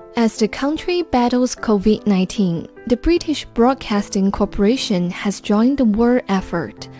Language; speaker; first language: English; non-native, fluent; Chinese